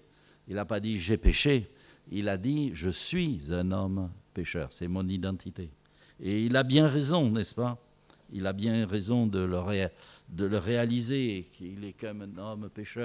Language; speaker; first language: French; native; French